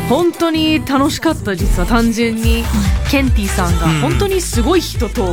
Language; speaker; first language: Japanese; non-native, fluent; English